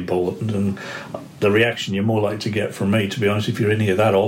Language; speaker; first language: English; native; English